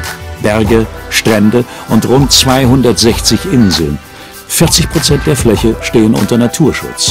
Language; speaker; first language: German; native; German